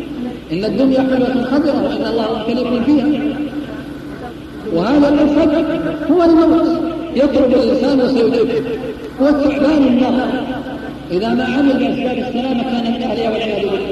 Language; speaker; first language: Arabic; native; Arabic